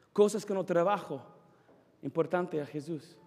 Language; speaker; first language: Spanish; non-native, fluent; English